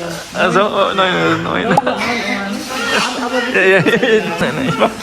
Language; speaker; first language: German; non-native, learner; Filipino